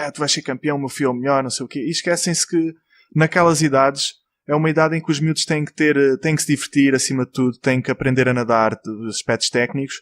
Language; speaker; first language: Portuguese; native; Portuguese